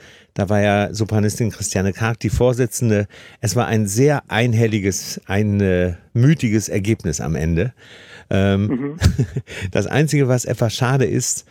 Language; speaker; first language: German; native; German